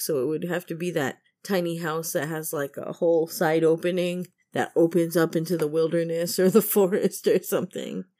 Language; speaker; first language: English; native; English